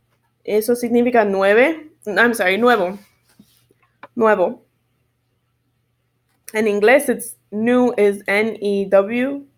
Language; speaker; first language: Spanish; non-native, learner; English